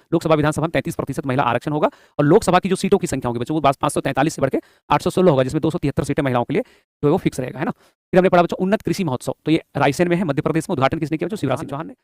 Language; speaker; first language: Hindi; native; Hindi